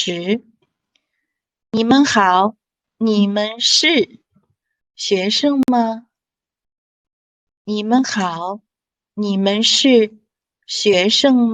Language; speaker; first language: Chinese; non-native, fluent; English